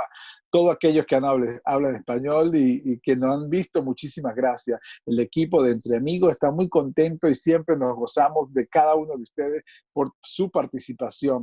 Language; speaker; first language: Spanish; native; Spanish